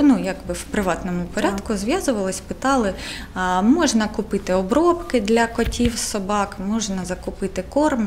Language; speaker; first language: Ukrainian; non-native, local second language; Russian